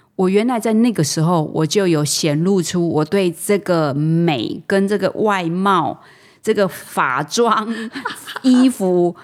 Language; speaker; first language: Chinese; native; Chinese